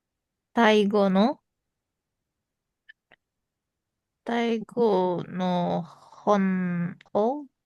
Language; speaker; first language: Japanese; non-native, learner; Indonesian